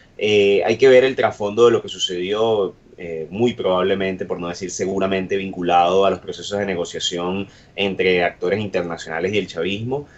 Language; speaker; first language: Spanish; native; Spanish